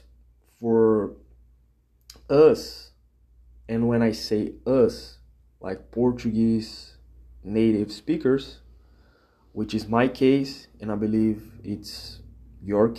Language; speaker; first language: English; non-native, fluent; Portuguese